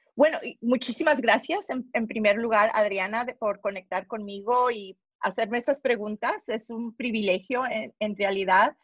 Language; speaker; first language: Spanish; early bilingual, heritage; Spanish